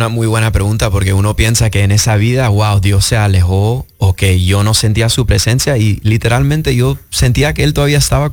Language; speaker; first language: Spanish; early bilingual, heritage; Spanish